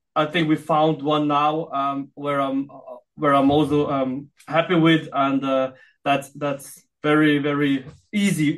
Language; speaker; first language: English; non-native, fluent; Filipino